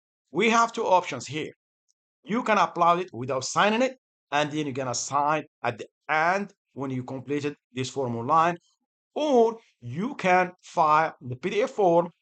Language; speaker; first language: English; non-native, fluent; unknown